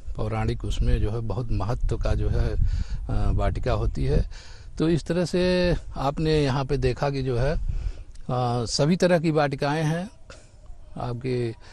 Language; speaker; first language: Hindi; native; Hindi